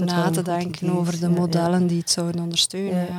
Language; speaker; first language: Dutch; native; Dutch